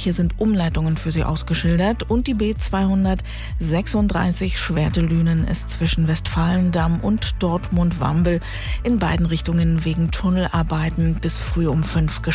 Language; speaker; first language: German; native; German